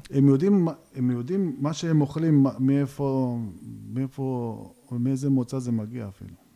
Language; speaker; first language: Hebrew; early bilingual, other home language; Georgian